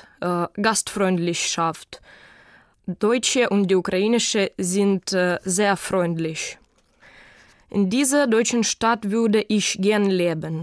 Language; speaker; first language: German; non-native, learner; Ukrainian